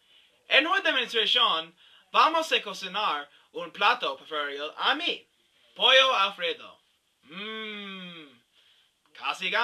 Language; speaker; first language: Spanish; non-native, learner; English